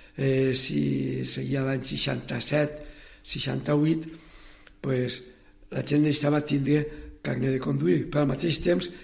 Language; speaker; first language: Catalan; native; Catalan